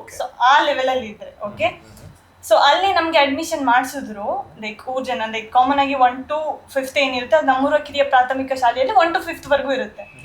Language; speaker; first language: Kannada; early bilingual, other home language; Nepali